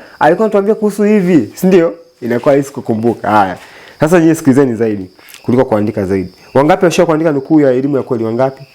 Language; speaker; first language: Swahili; native; Swahili